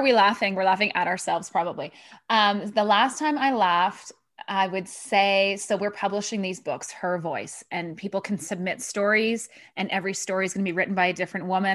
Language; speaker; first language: English; native; English